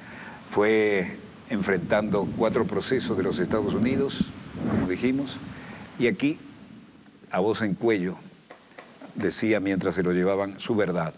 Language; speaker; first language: Spanish; native; Spanish